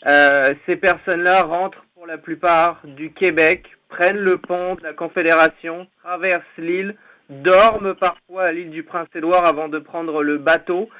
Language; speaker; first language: French; native; French